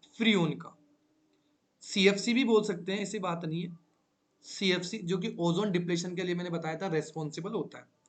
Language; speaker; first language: Hindi; native; Hindi